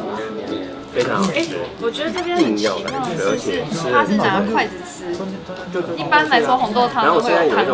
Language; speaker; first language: Chinese; non-native, fluent; Japanese